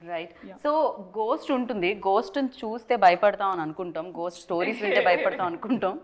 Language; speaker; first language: Telugu; native; Telugu